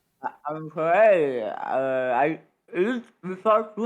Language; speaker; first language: English; non-native, learner; Malayalam